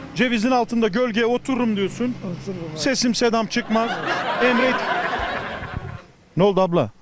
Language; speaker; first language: Turkish; native; Turkish